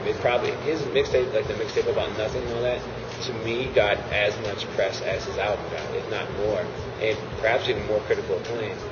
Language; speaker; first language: English; native; English